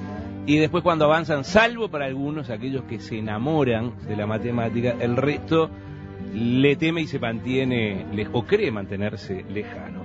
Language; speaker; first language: Spanish; native; Spanish